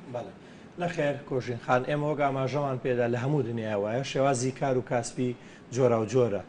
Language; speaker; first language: Central Kurdish; native; Central Kurdish